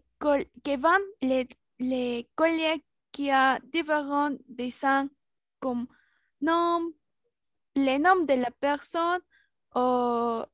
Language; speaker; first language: French; non-native, learner; Spanish